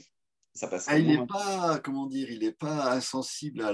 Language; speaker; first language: French; native; French